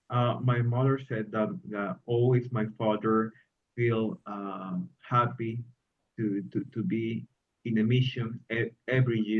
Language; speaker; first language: English; non-native, learner; Spanish